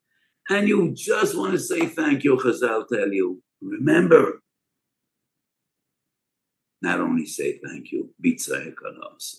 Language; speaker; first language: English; non-native, fluent; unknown